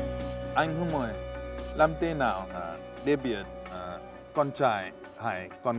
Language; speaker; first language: Vietnamese; non-native, learner; English